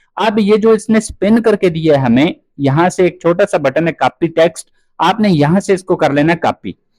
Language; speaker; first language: Urdu; non-native, local second language; Punjabi